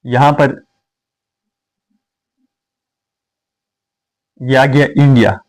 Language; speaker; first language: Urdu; non-native, fluent; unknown